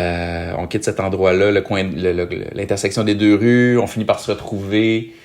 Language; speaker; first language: French; native; French